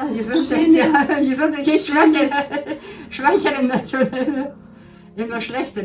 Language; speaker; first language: German; native; German